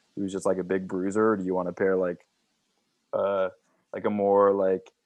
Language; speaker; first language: English; native; English